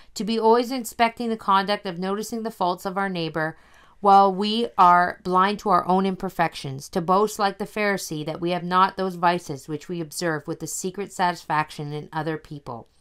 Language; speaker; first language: English; native; English